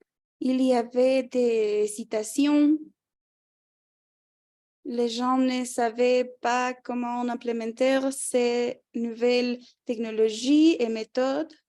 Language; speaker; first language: French; non-native, fluent; Spanish